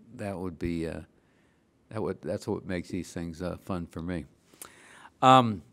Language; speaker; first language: English; native; English